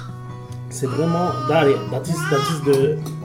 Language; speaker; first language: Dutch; non-native, learner; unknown